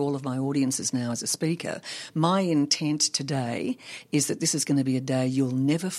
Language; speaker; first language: English; native; English